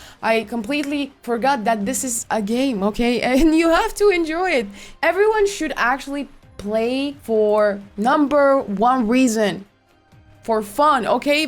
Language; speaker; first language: English; non-native, fluent; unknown